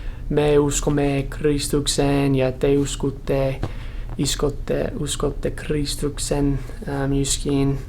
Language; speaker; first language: Finnish; non-native, fluent; English